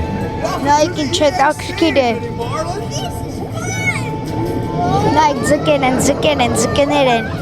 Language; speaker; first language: Armenian; early bilingual, heritage; Armenian